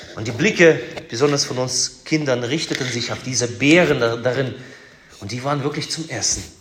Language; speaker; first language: German; early bilingual, other home language; Russian